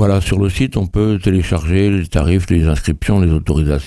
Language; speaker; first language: French; native; French